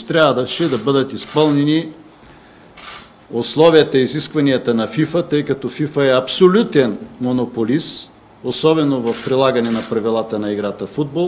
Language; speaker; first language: Bulgarian; native; Bulgarian